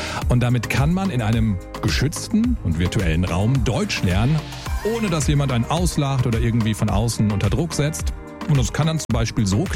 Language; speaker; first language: German; native; German